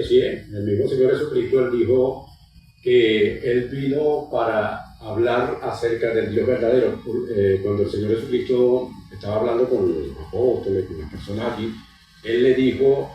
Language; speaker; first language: Spanish; native; Spanish